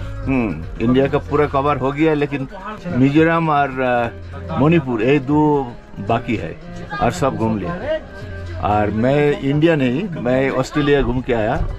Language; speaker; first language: Hindi; non-native, local second language; Bangla